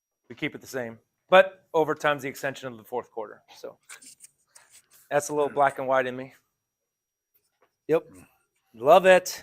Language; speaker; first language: English; native; English